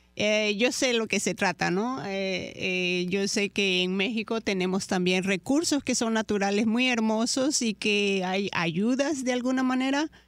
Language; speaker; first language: Spanish; native; Spanish